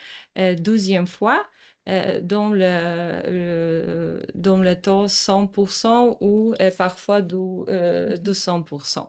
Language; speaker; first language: French; non-native, learner; Polish